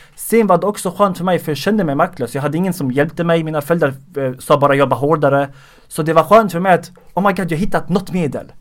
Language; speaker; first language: Swedish; early bilingual, other home language; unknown